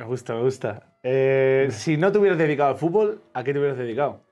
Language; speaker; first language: Spanish; native; Spanish